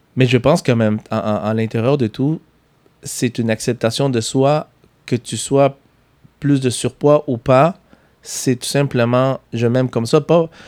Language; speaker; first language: French; non-native, fluent; Spanish